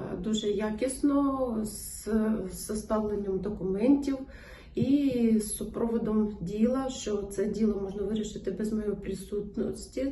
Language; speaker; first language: Ukrainian; non-native, local second language; Russian